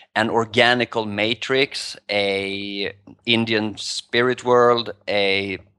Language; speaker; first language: English; non-native, fluent; Swedish